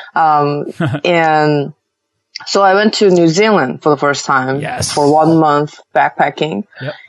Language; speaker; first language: English; non-native, fluent; Korean